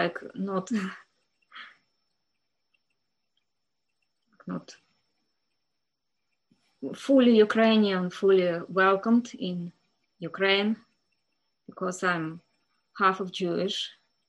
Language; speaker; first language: English; non-native, fluent; Ukrainian